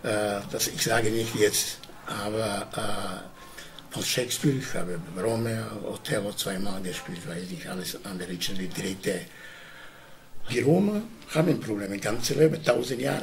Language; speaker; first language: German; non-native, learner; Romany